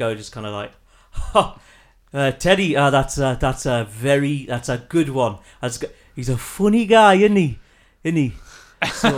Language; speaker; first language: English; native; English